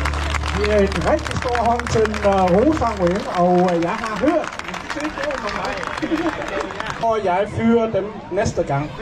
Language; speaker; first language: Danish; early bilingual, other home language; Vietnamese